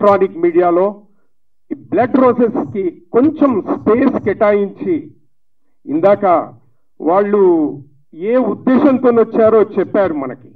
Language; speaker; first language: Telugu; native; Telugu